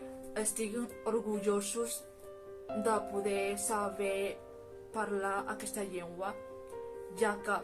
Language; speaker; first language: Catalan; early bilingual, other home language; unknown